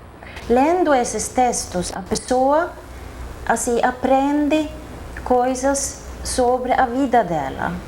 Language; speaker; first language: Portuguese; non-native, fluent; Swedish